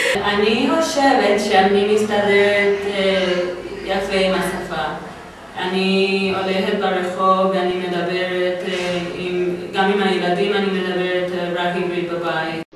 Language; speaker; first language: Hebrew; non-native, learner; Spanish